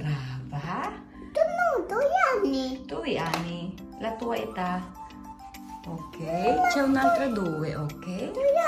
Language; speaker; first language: Italian; non-native, learner; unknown